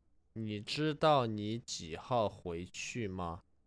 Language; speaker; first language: Chinese; non-native, learner; English